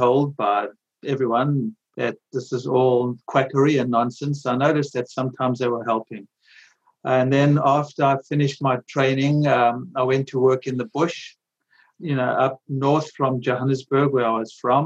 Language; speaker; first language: English; native; English